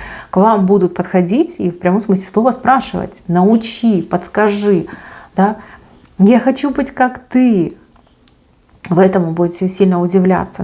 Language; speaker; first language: Russian; native; Russian